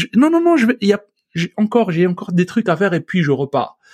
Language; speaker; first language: French; non-native, local second language; Arabic